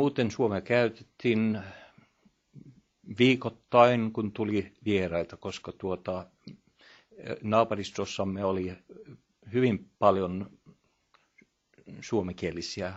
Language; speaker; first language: Finnish; early bilingual, heritage; Norwegian